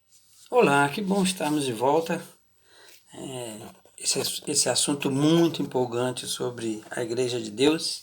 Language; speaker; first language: Portuguese; native; Portuguese